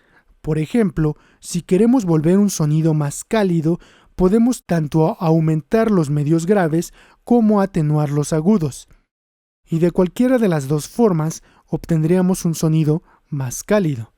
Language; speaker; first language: Spanish; native; Spanish